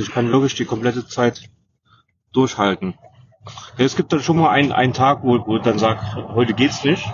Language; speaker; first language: German; native; German